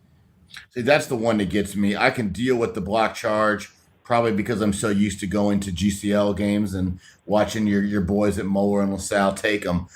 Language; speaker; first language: English; native; English